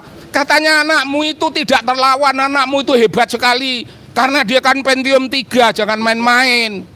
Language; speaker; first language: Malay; non-native, local second language; Javanese